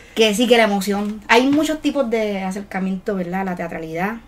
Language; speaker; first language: Spanish; native; Spanish